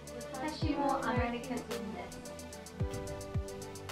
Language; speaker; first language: Japanese; early bilingual, other home language; English